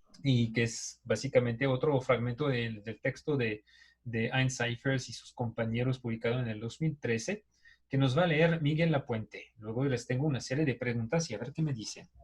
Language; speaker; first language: Spanish; native; Spanish